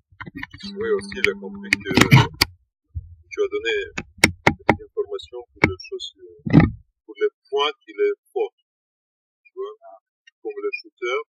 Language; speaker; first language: French; non-native, learner; Russian